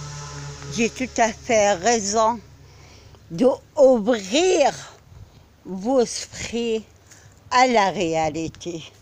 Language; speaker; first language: French; non-native, learner; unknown